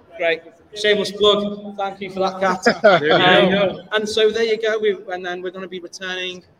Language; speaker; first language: English; native; English